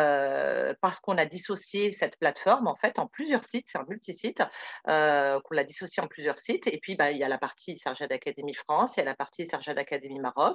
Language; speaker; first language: French; native; French